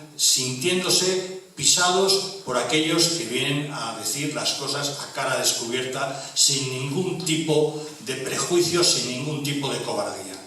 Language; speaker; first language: Spanish; native; Spanish